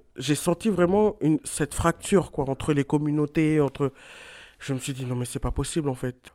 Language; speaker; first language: French; native; French